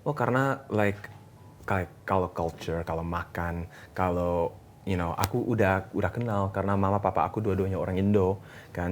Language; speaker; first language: Indonesian; early bilingual, heritage; English